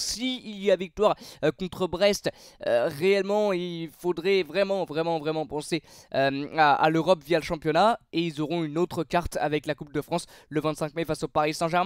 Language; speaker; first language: French; native; French